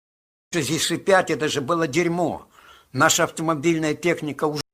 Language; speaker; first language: Russian; native; Russian